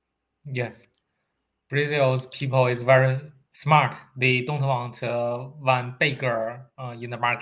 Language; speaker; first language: English; non-native, learner; Chinese